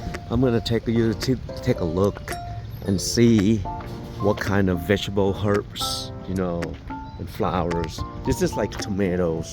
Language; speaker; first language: English; non-native, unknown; Thai